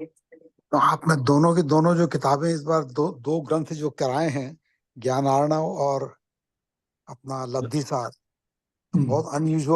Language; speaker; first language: Hindi; native; Hindi